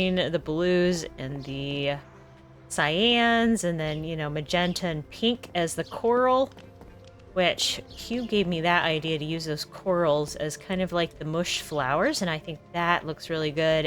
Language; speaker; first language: English; native; English